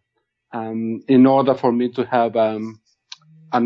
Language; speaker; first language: English; non-native, fluent; Spanish